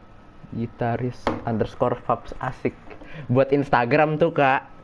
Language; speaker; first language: Indonesian; native; Indonesian